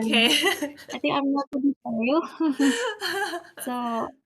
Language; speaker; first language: English; non-native, learner; Indonesian